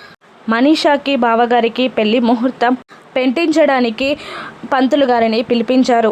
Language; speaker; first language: Telugu; native; Telugu